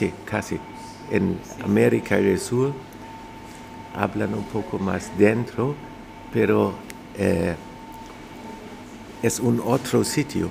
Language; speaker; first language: Spanish; non-native, fluent; German